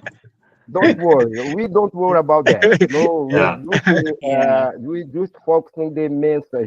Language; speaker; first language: English; non-native, learner; Portuguese